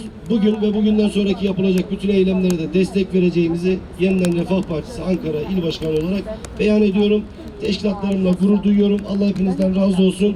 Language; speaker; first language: Turkish; native; Turkish